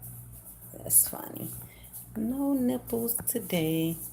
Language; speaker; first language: English; native; English